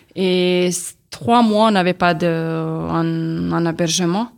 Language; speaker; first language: French; non-native, learner; Serbian